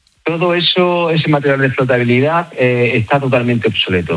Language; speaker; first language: Spanish; native; Spanish